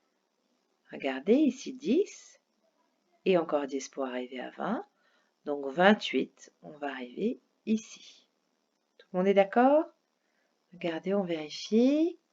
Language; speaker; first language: French; native; French